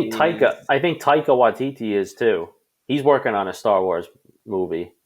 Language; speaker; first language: English; native; English